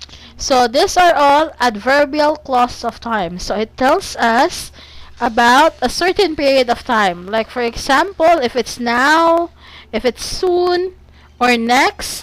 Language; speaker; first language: English; non-native, fluent; Cebuano